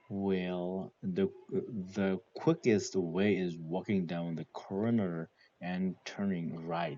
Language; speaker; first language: English; non-native, learner; Korean